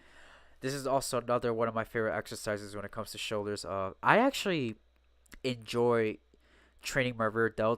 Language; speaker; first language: English; native; English